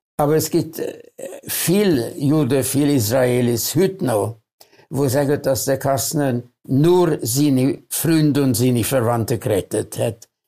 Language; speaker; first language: German; early bilingual, other home language; Hungarian